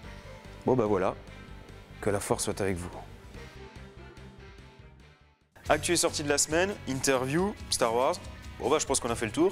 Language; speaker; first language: French; native; French